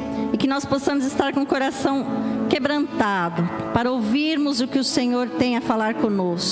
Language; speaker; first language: Portuguese; native; Portuguese